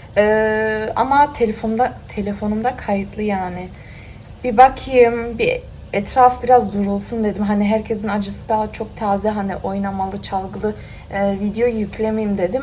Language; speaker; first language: Turkish; early bilingual, heritage; Turkish